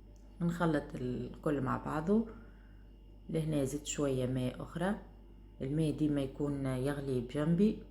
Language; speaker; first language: Arabic; native; Arabic